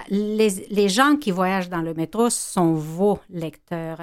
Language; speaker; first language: French; non-native, fluent; Romanian